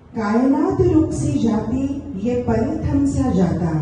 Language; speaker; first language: Hindi; non-native, local second language; Marathi